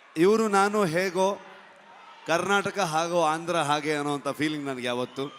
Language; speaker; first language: Kannada; native; Kannada